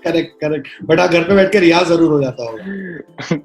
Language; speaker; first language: Hindi; native; Hindi